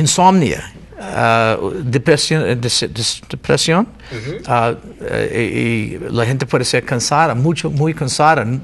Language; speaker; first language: Spanish; non-native, learner; English